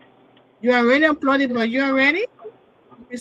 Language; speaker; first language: English; non-native, learner; Spanish